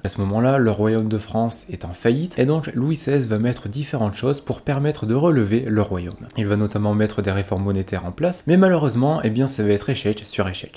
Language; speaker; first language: French; native; French